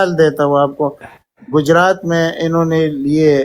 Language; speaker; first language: Urdu; native; Urdu